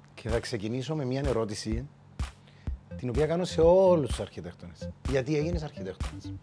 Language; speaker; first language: Greek; native; Greek